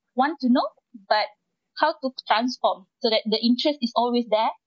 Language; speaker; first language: English; non-native, local second language; Malay